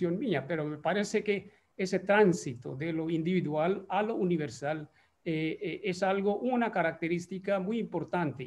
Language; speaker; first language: Spanish; non-native, fluent; Bangla